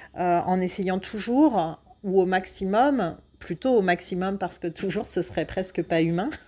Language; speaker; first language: French; native; French